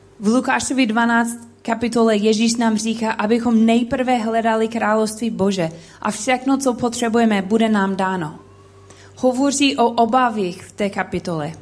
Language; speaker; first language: Czech; non-native, learner; English